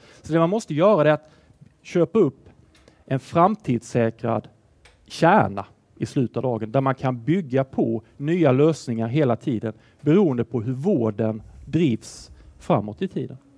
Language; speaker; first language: Swedish; native; Swedish